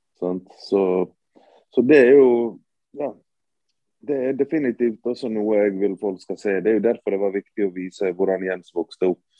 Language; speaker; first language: Norwegian; early bilingual, other home language; Bosnian